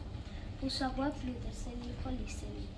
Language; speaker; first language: French; non-native, learner; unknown